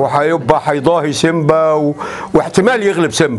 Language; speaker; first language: Arabic; native; Arabic